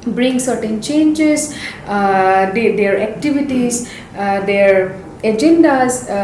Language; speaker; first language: English; non-native, local second language; Assamese